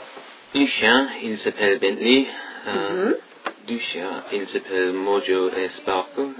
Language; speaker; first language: French; non-native, learner; English